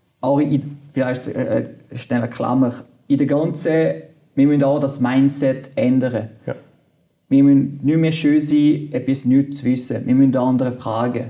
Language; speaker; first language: German; non-native, local second language; French